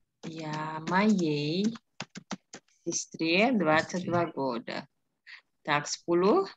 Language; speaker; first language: Russian; non-native, fluent; Indonesian